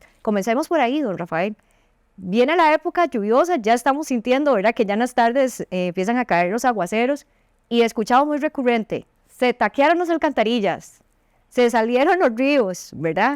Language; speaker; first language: Spanish; native; Spanish